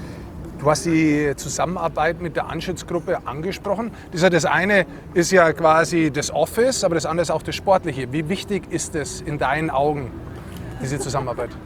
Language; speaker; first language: German; native; German